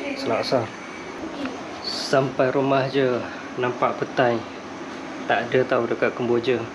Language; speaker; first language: Malay; non-native, fluent; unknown